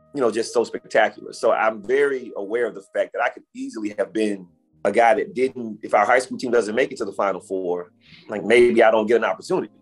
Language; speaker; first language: English; native; English